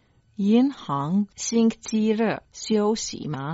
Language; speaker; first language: Chinese; non-native, learner; Croatian